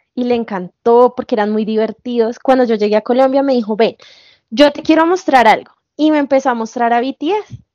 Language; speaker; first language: Spanish; native; Spanish